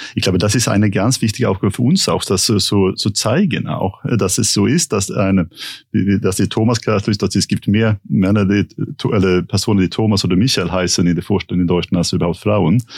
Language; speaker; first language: German; non-native, fluent; Swedish